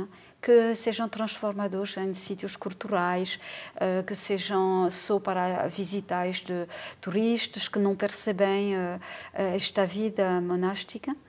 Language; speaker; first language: Portuguese; non-native, fluent; French